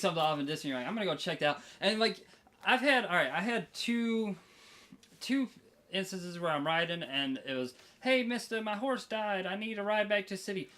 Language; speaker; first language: English; native; English